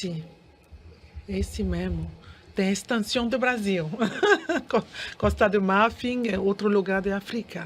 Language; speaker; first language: Portuguese; non-native, learner; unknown